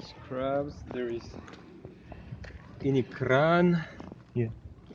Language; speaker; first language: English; non-native, learner; French